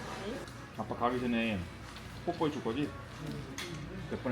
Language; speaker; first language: Korean; native; Korean